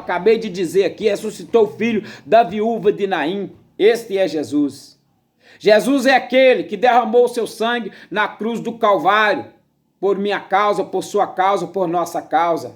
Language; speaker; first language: Portuguese; native; Portuguese